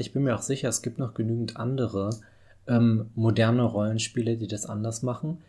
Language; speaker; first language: German; native; German